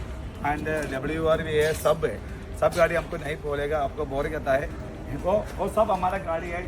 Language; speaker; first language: Hindi; non-native, local second language; Malayalam